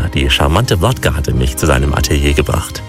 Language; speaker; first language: German; native; German